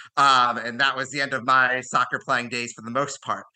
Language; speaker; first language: English; native; English